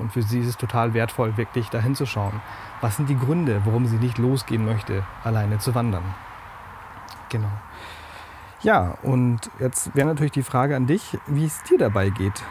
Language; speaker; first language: German; native; German